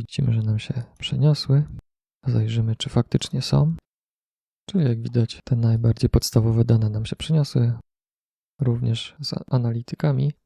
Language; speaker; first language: Polish; native; Polish